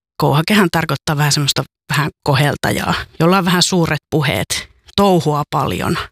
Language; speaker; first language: Finnish; native; Finnish